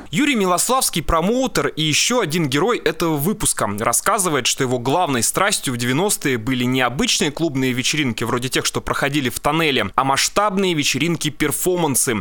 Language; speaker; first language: Russian; native; Russian